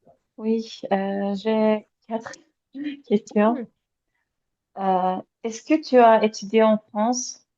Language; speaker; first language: French; non-native, learner; Azerbaijani